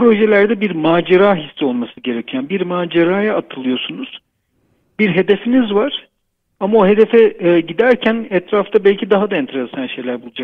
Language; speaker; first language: Turkish; native; Turkish